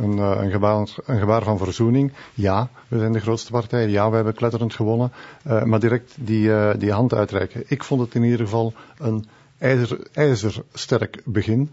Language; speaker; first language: Dutch; native; Dutch